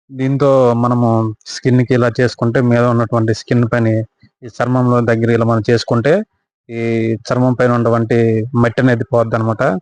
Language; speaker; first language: Telugu; non-native, local second language; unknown